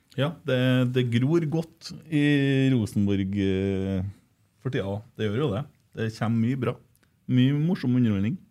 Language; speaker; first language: Norwegian; native; Norwegian